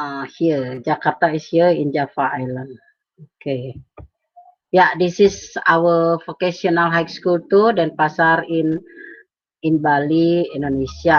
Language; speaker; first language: English; non-native, fluent; Indonesian